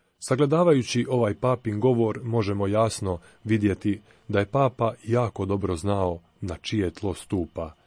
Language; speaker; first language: Croatian; native; Croatian